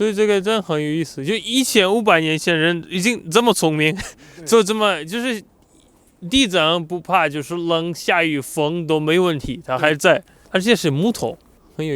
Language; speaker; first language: Chinese; non-native, fluent; Russian